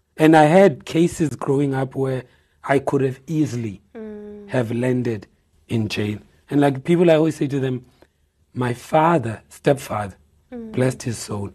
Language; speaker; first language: English; non-native, local second language; Xhosa